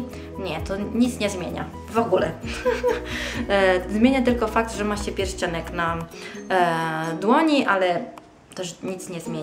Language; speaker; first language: Polish; early bilingual, heritage; Polish